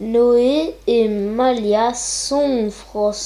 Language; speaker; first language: French; non-native, learner; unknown